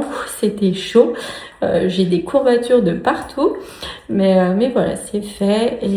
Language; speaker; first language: French; native; French